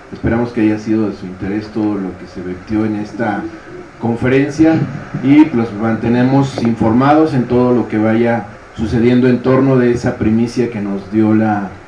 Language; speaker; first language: Spanish; native; Spanish